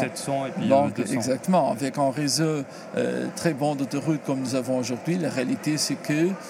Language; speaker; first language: French; non-native, learner; Portuguese